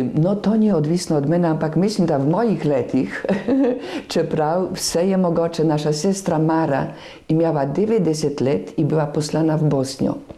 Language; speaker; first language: Slovenian; non-native, fluent; Polish